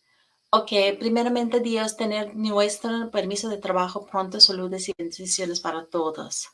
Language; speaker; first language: Spanish; non-native, fluent; English